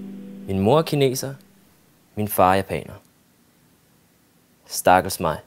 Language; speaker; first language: Danish; early bilingual, other home language; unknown